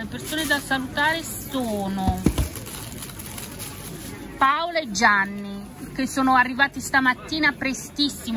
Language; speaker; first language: Italian; native; Italian